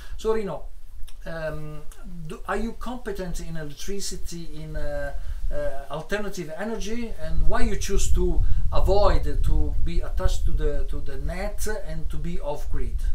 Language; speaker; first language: English; non-native, learner; Italian